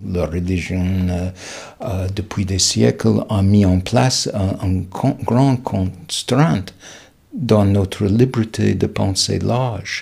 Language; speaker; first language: French; non-native, fluent; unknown